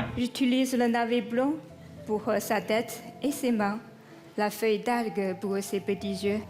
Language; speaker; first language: French; non-native, fluent; Chinese